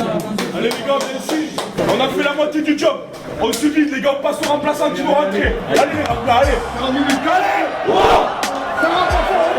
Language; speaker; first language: French; native; French